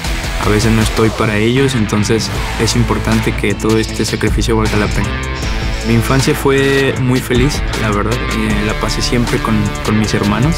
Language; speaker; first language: Spanish; native; Spanish